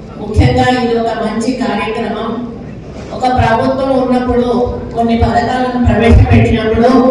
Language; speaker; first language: Telugu; native; Telugu